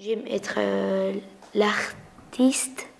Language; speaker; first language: French; non-native, learner; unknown